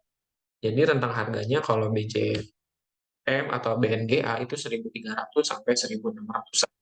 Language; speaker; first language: Indonesian; native; Indonesian